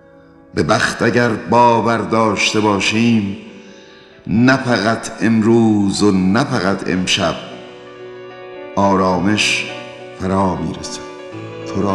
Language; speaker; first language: Persian; native; Persian